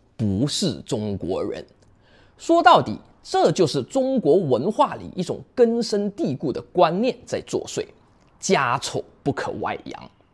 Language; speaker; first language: Chinese; native; Chinese